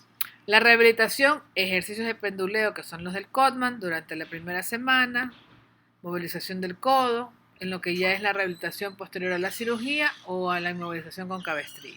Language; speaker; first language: Spanish; native; Spanish